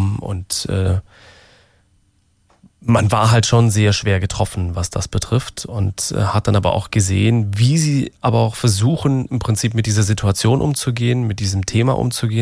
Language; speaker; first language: German; native; German